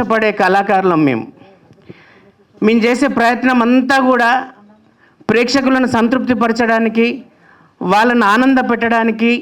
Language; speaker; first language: Telugu; native; Telugu